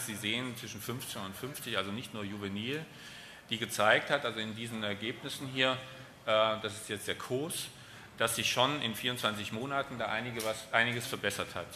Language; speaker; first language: German; native; German